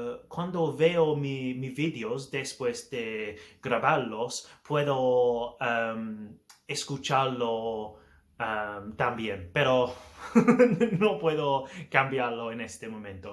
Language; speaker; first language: Spanish; non-native, learner; English